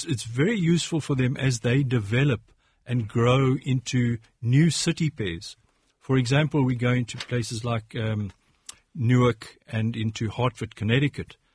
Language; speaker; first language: English; native; English